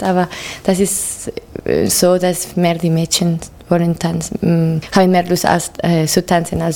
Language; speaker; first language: German; non-native, fluent; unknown